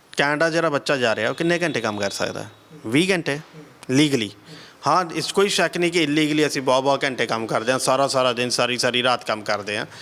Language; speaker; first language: Punjabi; early bilingual, heritage; Punjabi